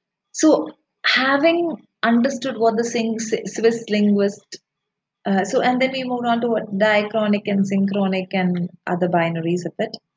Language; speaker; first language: English; non-native, local second language; Malayalam